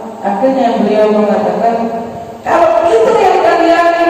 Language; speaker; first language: Indonesian; native; Indonesian